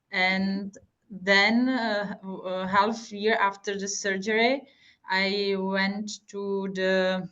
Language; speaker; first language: English; non-native, fluent; Hungarian